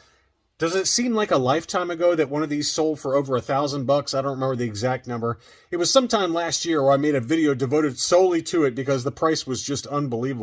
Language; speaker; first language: English; native; English